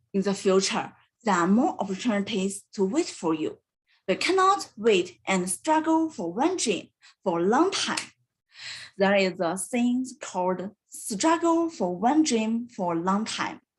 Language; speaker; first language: English; non-native, learner; Chinese